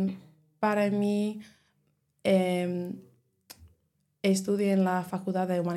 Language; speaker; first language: Spanish; non-native, learner; English